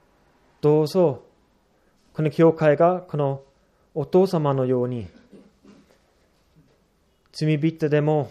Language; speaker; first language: Japanese; non-native, fluent; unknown